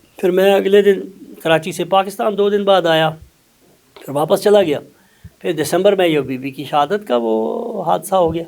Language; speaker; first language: Urdu; non-native, local second language; Punjabi